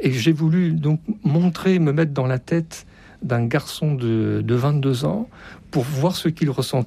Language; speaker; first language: French; native; French